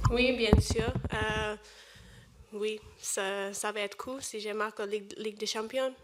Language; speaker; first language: French; non-native, learner; English